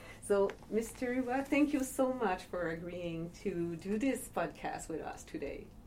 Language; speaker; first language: English; non-native, fluent; French